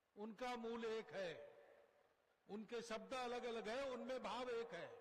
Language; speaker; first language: Hindi; non-native, local second language; Marathi